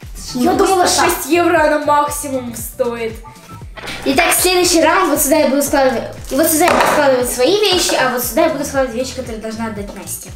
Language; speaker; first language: Russian; native; Russian